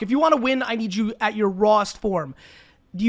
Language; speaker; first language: English; early bilingual, other home language; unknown